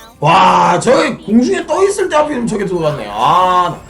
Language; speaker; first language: Korean; native; Korean